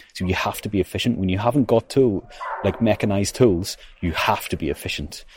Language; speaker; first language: English; native; English